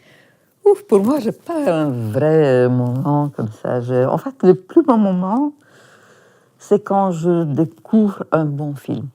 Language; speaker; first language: French; non-native, fluent; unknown